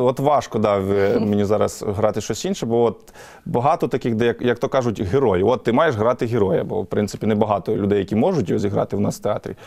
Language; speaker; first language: Ukrainian; native; Ukrainian